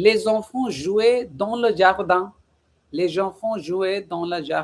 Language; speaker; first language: French; non-native, fluent; Hindi